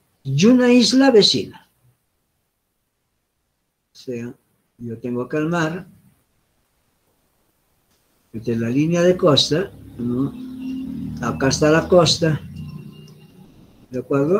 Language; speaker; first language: Spanish; native; Spanish